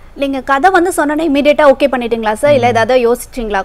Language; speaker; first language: Tamil; native; Tamil